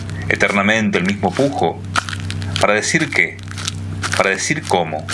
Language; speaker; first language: Spanish; native; Spanish